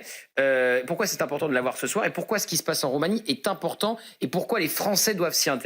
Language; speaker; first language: French; native; French